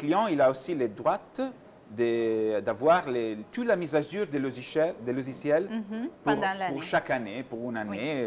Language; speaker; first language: French; non-native, learner; Italian